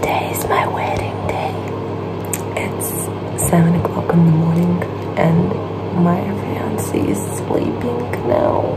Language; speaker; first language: English; non-native, learner; Russian